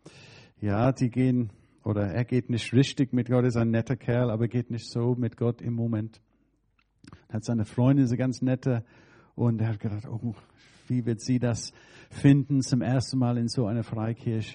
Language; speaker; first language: German; non-native, fluent; English